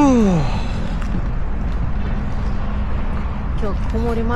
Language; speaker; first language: Japanese; non-native, learner; Russian